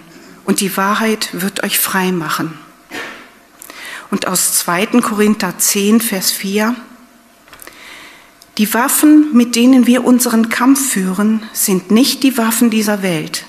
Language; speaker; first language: German; native; German